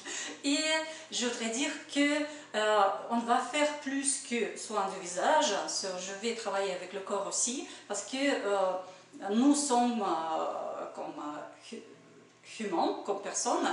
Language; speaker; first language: French; non-native, learner; Russian